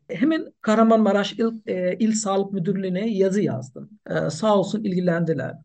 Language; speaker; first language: Turkish; non-native, fluent; Nepali